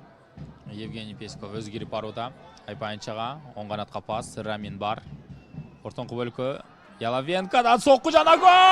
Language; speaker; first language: Kyrgyz; native; Kyrgyz